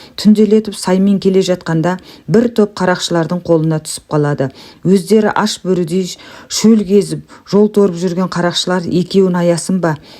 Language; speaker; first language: Kazakh; native; Kazakh